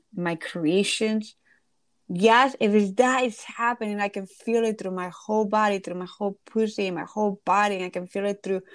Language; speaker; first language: English; non-native, fluent; Spanish